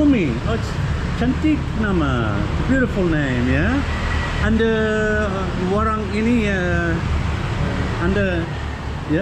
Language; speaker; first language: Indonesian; non-native, learner; English